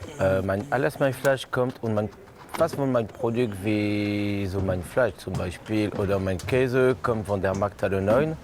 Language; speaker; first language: German; non-native, learner; French